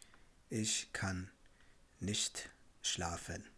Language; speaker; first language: German; non-native, fluent; Tigrinya